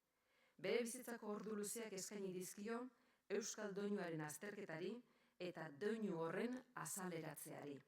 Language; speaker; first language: Basque; native; Basque